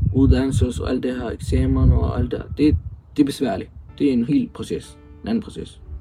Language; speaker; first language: Danish; early bilingual, other home language; Arabic